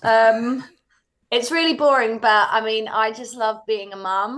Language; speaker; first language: English; native; English